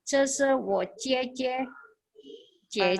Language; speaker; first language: Chinese; non-native, learner; Indonesian